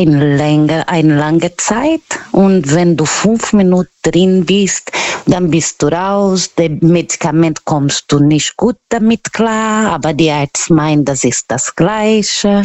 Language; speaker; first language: German; non-native, fluent; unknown